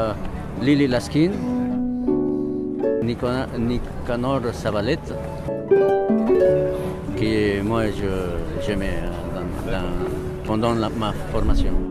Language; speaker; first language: French; non-native, fluent; Spanish